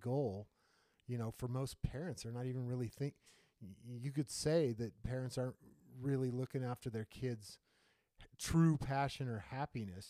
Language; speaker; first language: English; native; English